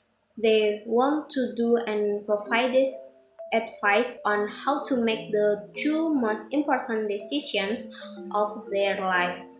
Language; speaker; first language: English; non-native, fluent; Indonesian